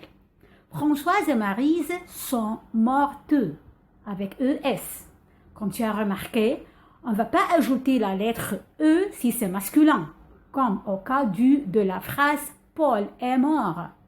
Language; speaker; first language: French; non-native, fluent; Arabic